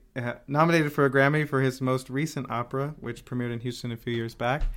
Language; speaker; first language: English; native; English